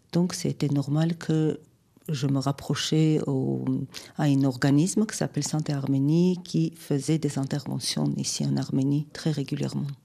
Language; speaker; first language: French; non-native, fluent; Armenian